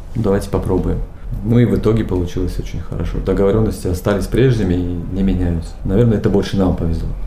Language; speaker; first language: Russian; non-native, local second language; Tajik